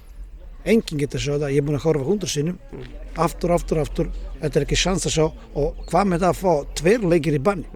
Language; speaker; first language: Icelandic; non-native, learner; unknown